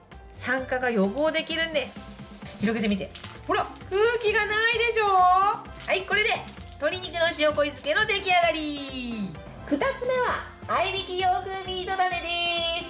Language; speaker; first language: Japanese; native; Japanese